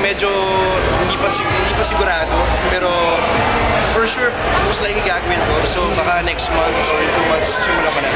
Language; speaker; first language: Filipino; native; Filipino